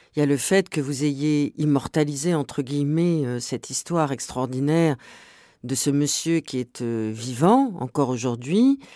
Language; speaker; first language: French; native; French